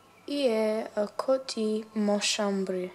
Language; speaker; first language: French; non-native, learner; English